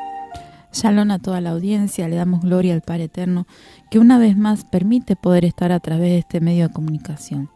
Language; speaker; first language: Spanish; native; Spanish